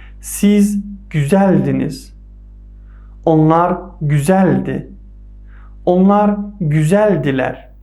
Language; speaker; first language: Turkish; non-native, fluent; Persian